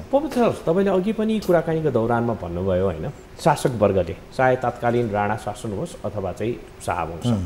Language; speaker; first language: Nepali; native; Nepali